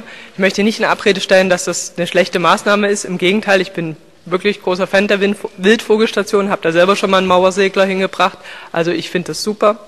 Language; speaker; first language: German; native; German